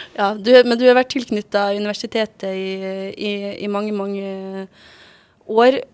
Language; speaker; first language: Norwegian; native; Norwegian